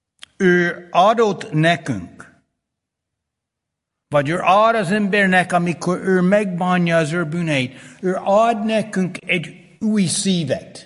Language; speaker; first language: Hungarian; early bilingual, heritage; Hungarian